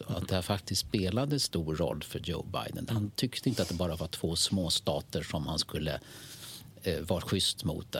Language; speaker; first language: Swedish; native; Swedish